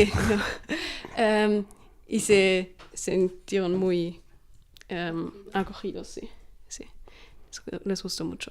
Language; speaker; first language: Spanish; non-native, fluent; German